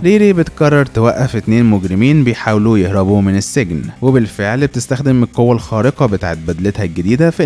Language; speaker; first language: Arabic; native; Arabic